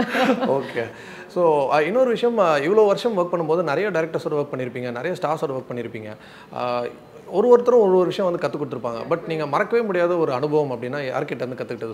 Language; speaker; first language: Tamil; native; Tamil